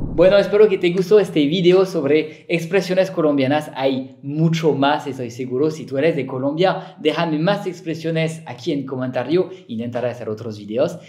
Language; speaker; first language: Spanish; non-native, fluent; French